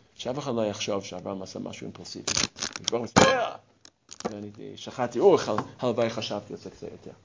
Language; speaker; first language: Hebrew; non-native, fluent; English